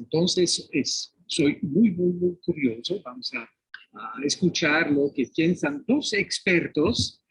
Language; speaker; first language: Spanish; non-native, fluent; French